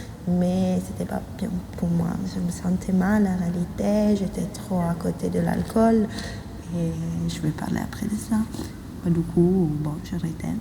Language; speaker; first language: French; non-native, fluent; Italian